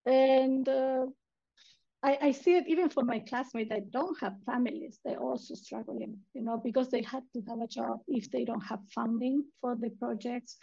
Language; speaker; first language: English; non-native, fluent; Spanish